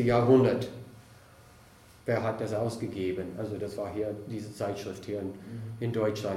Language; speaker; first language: German; non-native, fluent; English